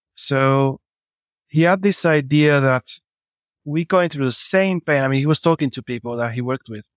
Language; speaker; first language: English; non-native, fluent; Bulgarian